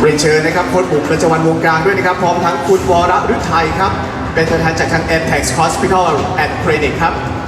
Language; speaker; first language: Thai; native; Thai